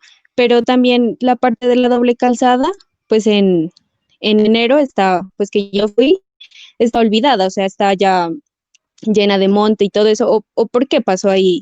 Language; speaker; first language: Spanish; native; Spanish